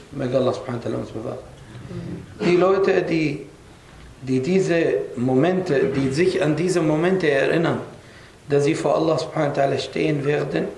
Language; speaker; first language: German; non-native, fluent; Arabic